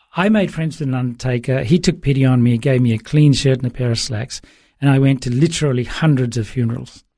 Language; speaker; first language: English; early bilingual, other home language; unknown